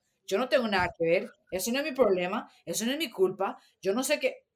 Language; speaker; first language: Spanish; early bilingual, heritage; Spanish